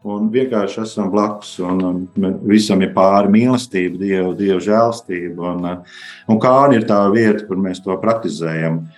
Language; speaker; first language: Latvian; native; Latvian